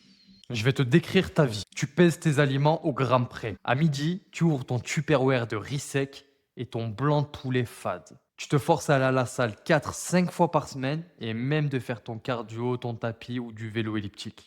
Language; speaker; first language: French; native; French